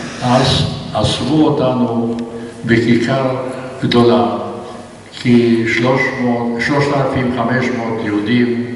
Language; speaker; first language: Hebrew; non-native, fluent; Polish